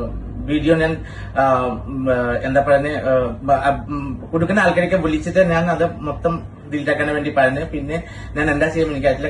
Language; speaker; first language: Malayalam; non-native, fluent; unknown